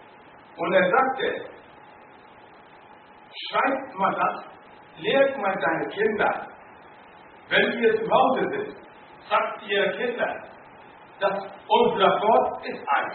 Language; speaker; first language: German; non-native, learner; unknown